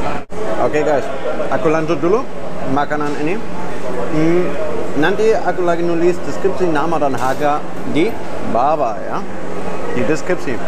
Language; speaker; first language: Indonesian; non-native, fluent; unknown